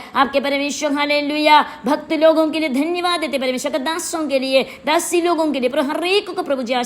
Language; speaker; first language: Hindi; non-native, local second language; Malayalam